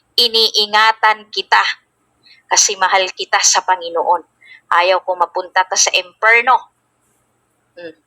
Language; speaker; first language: Filipino; native; Filipino